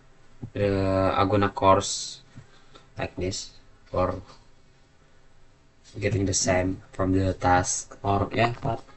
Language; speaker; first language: English; non-native, learner; Indonesian